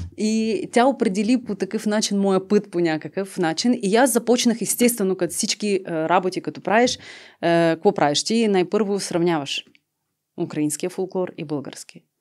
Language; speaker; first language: Bulgarian; early bilingual, heritage; Bulgarian